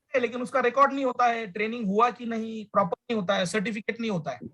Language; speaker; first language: Hindi; non-native, local second language; Marathi